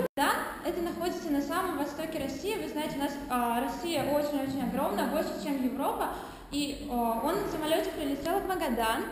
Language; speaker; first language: Russian; native; Russian